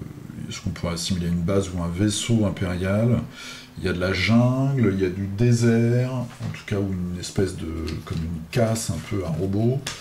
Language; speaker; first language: French; native; French